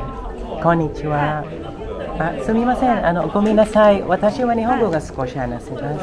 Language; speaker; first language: Japanese; non-native, learner; Filipino